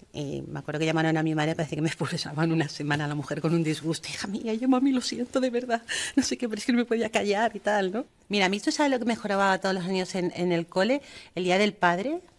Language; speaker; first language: Spanish; early bilingual, heritage; German